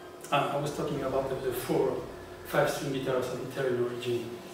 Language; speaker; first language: English; non-native, fluent; Portuguese